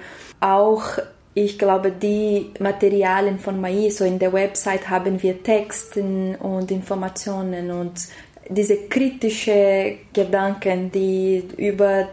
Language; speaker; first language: German; non-native, fluent; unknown